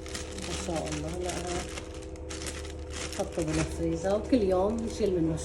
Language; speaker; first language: Arabic; native; Arabic